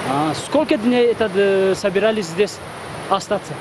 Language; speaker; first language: Russian; non-native, learner; Tajik